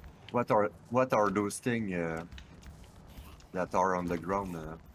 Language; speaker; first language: English; non-native, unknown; French